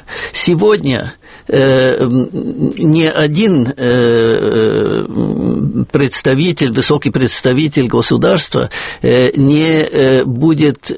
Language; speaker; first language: Russian; non-native, fluent; German